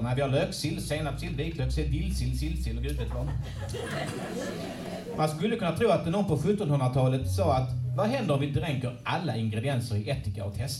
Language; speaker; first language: Swedish; native; Swedish